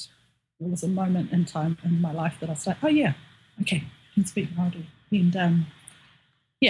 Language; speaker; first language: English; native; English